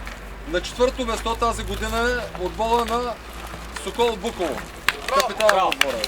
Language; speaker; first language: Bulgarian; native; Bulgarian